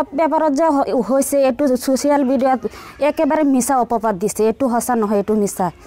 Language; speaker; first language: Assamese; native; Assamese